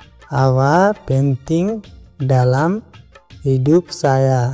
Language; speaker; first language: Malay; non-native, learner; Nepali